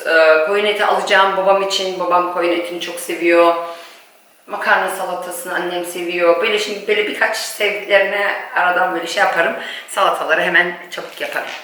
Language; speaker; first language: Turkish; early bilingual, heritage; Turkish